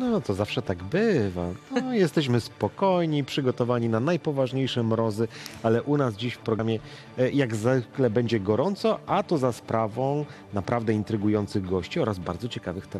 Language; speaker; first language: Polish; native; Polish